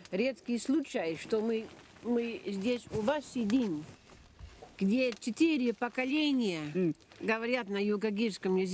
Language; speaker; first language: Russian; non-native, fluent; Dutch